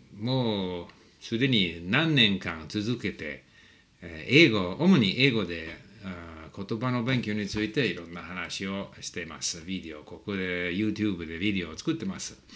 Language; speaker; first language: Japanese; non-native, fluent; English